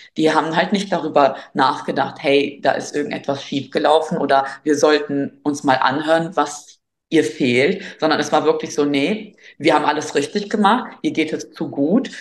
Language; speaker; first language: German; early bilingual, other home language; Albanian